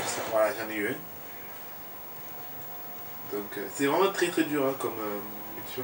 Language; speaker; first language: French; native; French